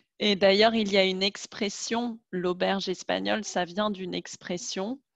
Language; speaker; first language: French; native; French